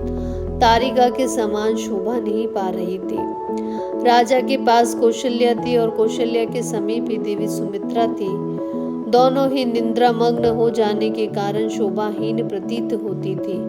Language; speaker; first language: Hindi; native; Hindi